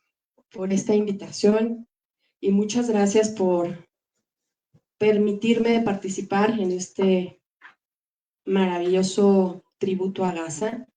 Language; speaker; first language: Spanish; native; Spanish